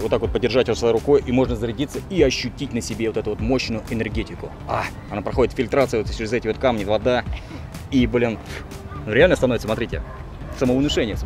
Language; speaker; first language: Russian; native; Russian